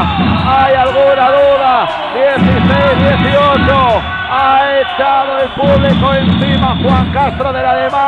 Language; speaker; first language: Spanish; native; Spanish